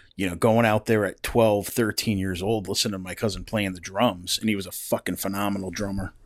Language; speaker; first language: English; native; English